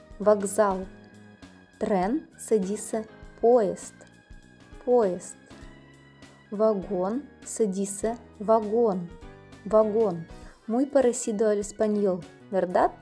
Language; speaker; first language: Spanish; non-native, fluent; Russian